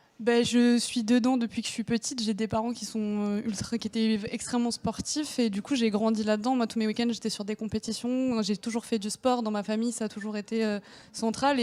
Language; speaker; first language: French; native; French